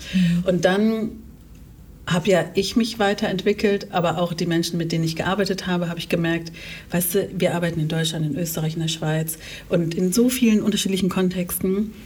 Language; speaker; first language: German; native; German